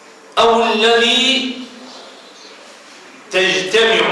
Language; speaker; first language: Arabic; native; Arabic